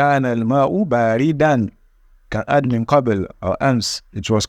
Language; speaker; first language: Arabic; non-native, fluent; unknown